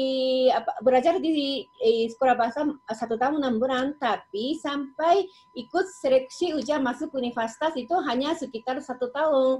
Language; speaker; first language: Indonesian; non-native, fluent; Japanese